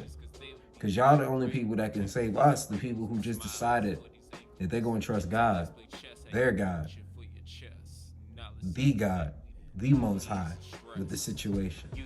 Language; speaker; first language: English; native; English